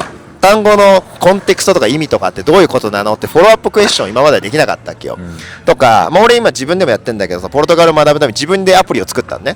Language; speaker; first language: Japanese; native; Japanese